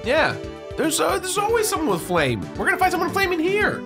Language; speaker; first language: English; native; English